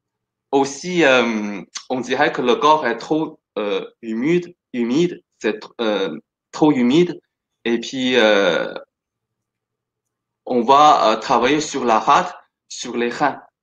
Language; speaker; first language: French; non-native, fluent; Chinese